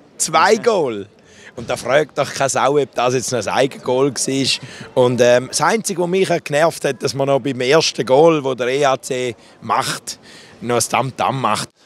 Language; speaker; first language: German; native; German